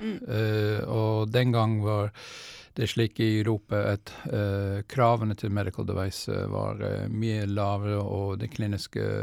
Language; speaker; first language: Norwegian; non-native, fluent; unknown